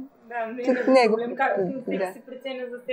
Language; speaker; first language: Bulgarian; native; Bulgarian